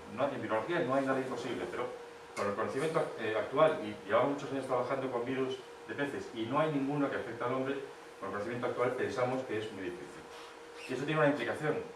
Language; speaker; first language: Spanish; native; Spanish